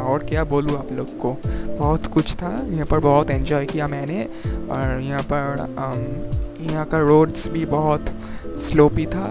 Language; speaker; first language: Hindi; non-native, local second language; Bangla